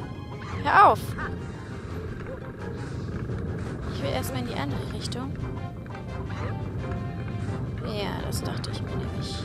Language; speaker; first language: German; native; German